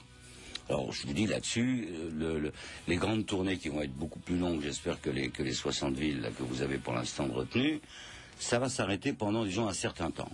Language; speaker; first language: French; native; French